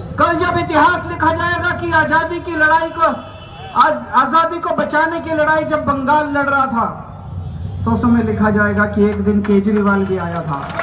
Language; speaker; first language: Hindi; native; Hindi